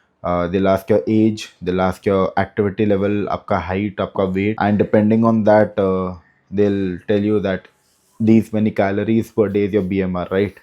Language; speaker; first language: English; non-native, local second language; Hindi